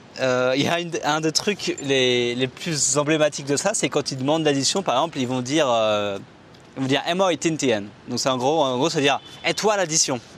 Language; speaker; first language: French; native; French